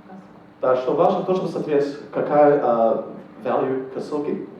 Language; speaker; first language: Russian; non-native, fluent; English